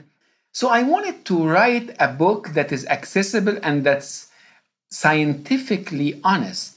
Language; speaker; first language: English; non-native, fluent; Arabic